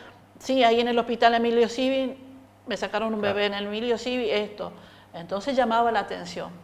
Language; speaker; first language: Spanish; native; Spanish